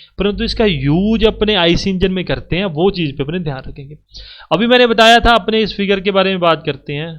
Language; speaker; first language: Hindi; native; Hindi